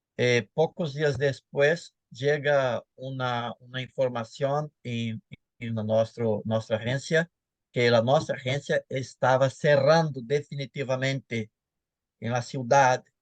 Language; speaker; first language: Spanish; non-native, fluent; Portuguese